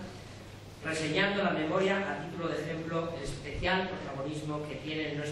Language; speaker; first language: Spanish; native; Spanish